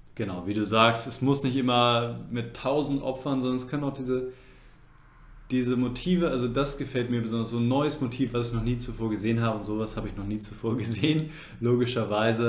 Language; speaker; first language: German; native; German